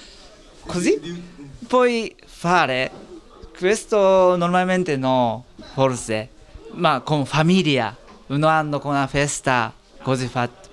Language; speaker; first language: Italian; non-native, learner; Japanese